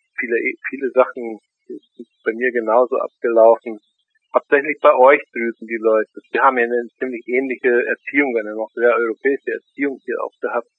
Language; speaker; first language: German; early bilingual, heritage; German